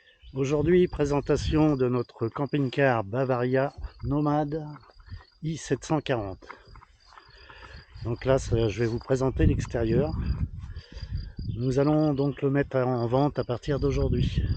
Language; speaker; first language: French; native; French